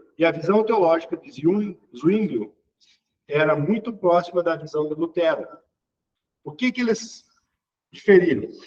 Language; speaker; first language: Portuguese; native; Portuguese